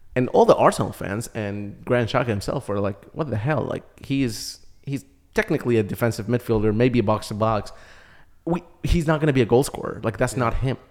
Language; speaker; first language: English; early bilingual, other home language; Arabic